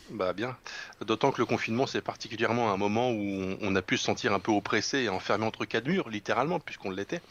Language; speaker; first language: French; native; French